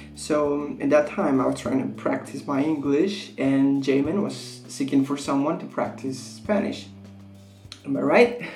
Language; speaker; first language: English; non-native, fluent; Spanish